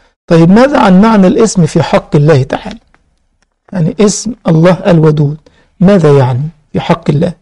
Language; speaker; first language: Arabic; native; Arabic